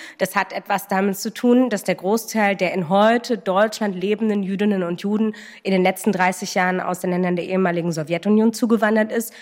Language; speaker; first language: German; native; German